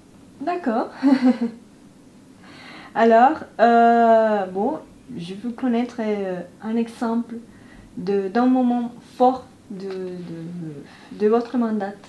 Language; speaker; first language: French; non-native, learner; Spanish